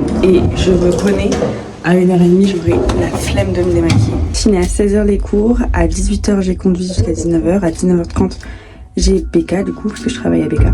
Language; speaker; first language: French; native; French